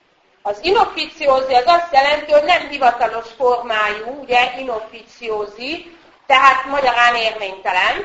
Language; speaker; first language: Hungarian; native; Hungarian